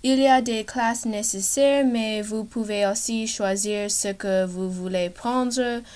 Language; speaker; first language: French; non-native, learner; English